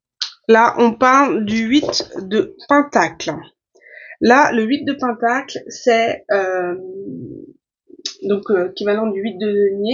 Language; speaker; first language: French; native; French